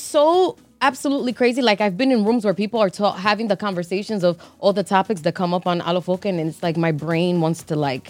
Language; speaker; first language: English; early bilingual, other home language; Spanish